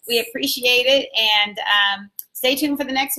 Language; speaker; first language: English; native; English